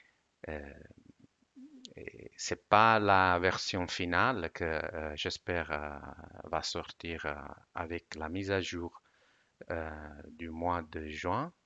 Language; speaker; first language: French; non-native, fluent; Italian